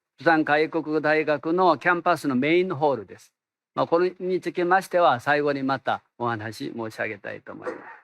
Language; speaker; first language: Japanese; non-native, fluent; Korean